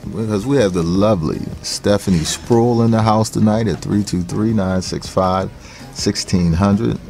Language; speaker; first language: English; native; English